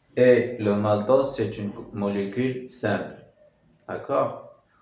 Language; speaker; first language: French; non-native, local second language; Arabic